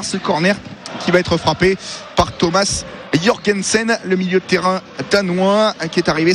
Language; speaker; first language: French; native; French